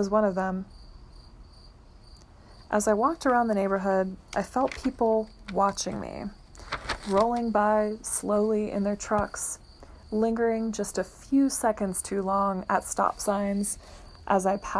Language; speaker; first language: English; native; English